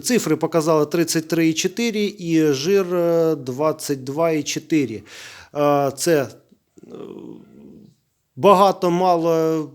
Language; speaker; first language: Ukrainian; native; Ukrainian